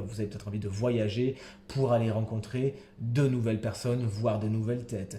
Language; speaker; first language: French; native; French